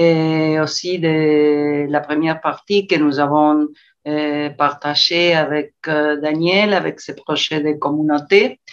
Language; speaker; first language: French; non-native, learner; Spanish